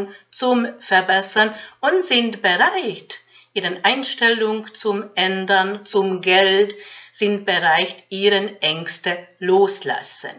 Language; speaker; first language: German; non-native, fluent; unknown